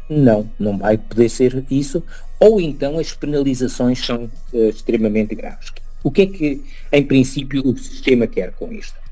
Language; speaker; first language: Portuguese; native; Portuguese